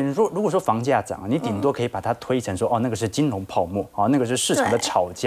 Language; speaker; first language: Chinese; native; Chinese